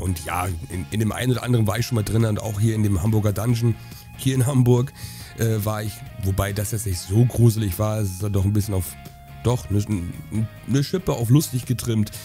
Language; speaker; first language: German; native; German